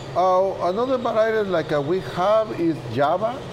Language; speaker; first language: English; non-native, learner; Spanish